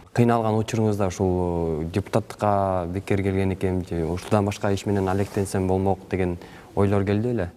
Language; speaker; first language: Kyrgyz; native; Kyrgyz